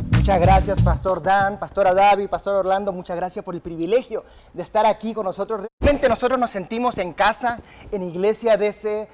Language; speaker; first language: Spanish; early bilingual, other home language; English